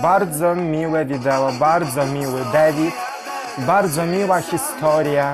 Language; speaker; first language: Polish; non-native, learner; Ukrainian